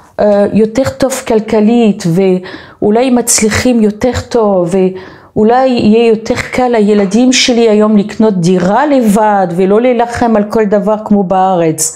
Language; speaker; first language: Hebrew; non-native, fluent; French